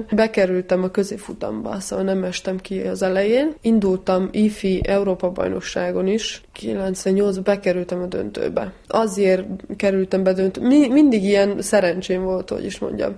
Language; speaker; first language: Hungarian; early bilingual, heritage; Hungarian